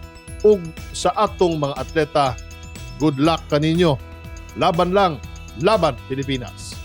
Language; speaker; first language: Cebuano; native; Cebuano